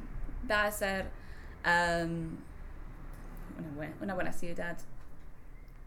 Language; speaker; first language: Spanish; non-native, learner; English